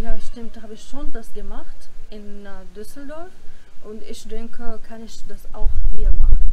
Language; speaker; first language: German; non-native, learner; Arabic